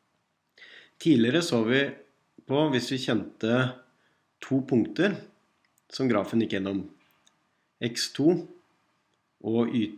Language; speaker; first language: Norwegian; native; Norwegian